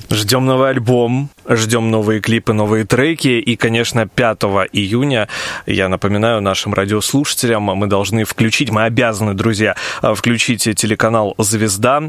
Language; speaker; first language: Russian; native; Russian